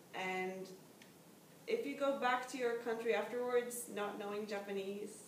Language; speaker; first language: English; non-native, fluent; Norwegian